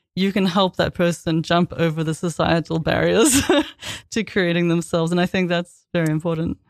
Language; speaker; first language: English; native; English